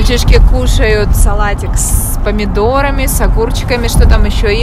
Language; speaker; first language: Russian; native; Russian